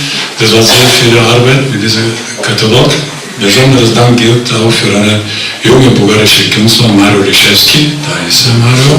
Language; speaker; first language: German; non-native, fluent; Bulgarian